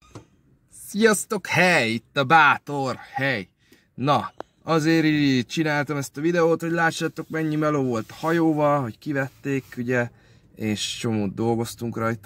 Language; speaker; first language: Hungarian; native; Hungarian